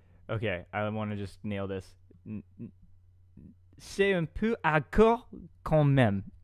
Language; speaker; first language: French; non-native, learner; English